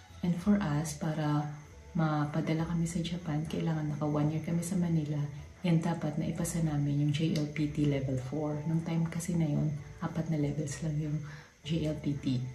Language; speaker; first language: Filipino; native; Filipino